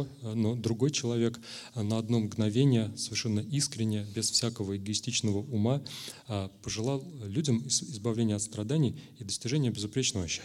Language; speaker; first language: Russian; native; Russian